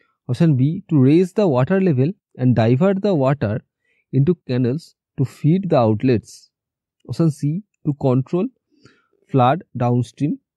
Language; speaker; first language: English; non-native, local second language; Bangla